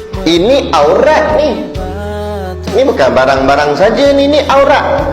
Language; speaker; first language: Malay; native; Malay